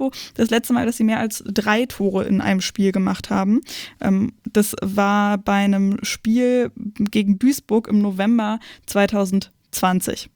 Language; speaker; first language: German; native; German